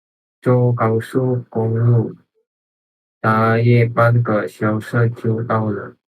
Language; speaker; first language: Chinese; non-native, learner; Indonesian